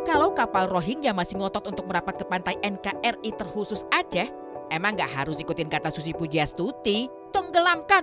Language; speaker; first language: Indonesian; native; Indonesian